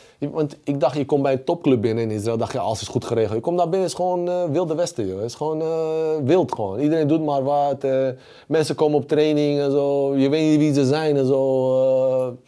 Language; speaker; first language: Dutch; early bilingual, other home language; Bosnian